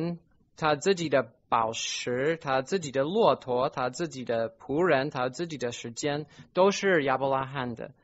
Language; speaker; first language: Chinese; non-native, fluent; English